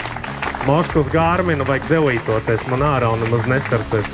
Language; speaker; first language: Latvian; native; Latvian